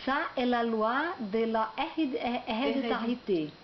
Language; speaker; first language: French; non-native, learner; Portuguese